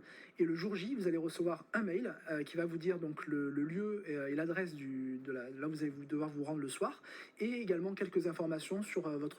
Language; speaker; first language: French; native; French